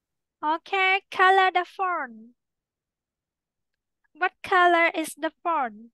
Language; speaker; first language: English; non-native, fluent; Vietnamese